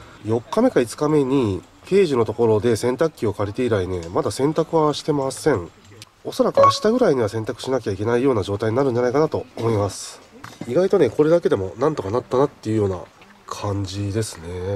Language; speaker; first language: Japanese; native; Japanese